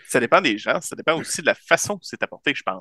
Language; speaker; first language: French; native; French